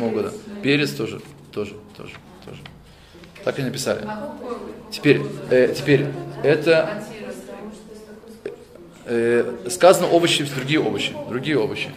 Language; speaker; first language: Russian; native; Russian